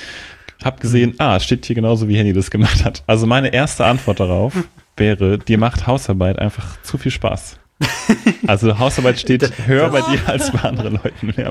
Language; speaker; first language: German; native; German